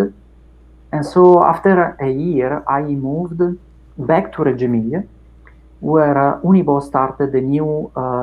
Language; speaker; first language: English; non-native, fluent; Italian